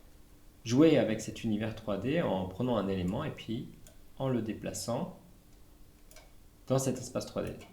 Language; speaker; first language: French; native; French